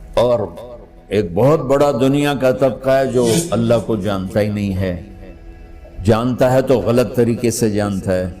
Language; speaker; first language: Urdu; non-native, local second language; Punjabi